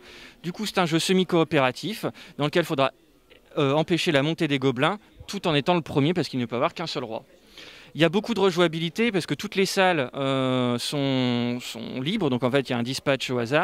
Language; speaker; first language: French; native; French